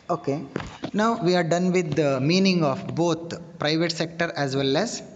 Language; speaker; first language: English; non-native, local second language; Kannada